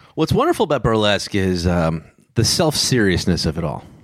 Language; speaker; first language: English; native; English